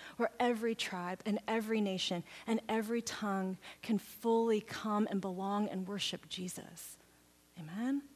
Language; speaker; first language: English; native; English